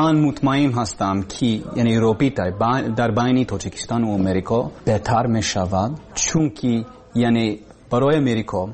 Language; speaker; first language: Persian; non-native, learner; English